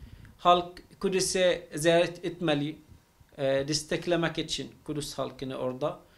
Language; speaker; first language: Turkish; non-native, fluent; Arabic